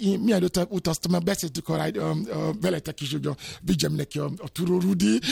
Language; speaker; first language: Hungarian; non-native, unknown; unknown